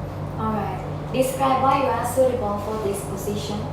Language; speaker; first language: English; non-native, learner; Khmer